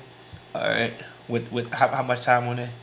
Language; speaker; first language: English; native; English